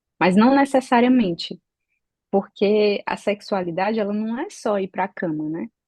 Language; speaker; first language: Portuguese; native; Portuguese